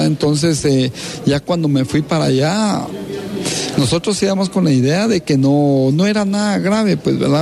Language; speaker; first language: Spanish; native; Spanish